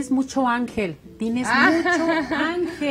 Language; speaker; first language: Spanish; native; Spanish